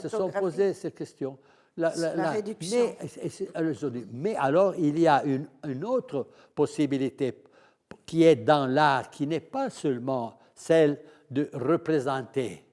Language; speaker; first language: French; non-native, fluent; Italian